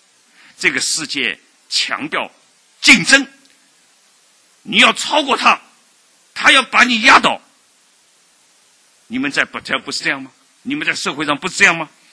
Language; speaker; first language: Chinese; native; Chinese